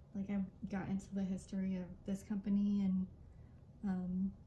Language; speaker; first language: English; native; English